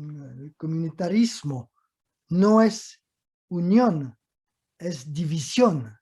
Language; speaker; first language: Spanish; non-native, fluent; French